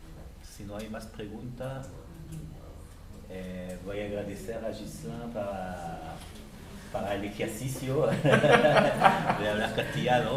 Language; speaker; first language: Spanish; native; Spanish